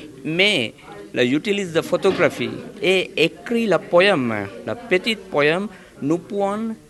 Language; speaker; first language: French; non-native, learner; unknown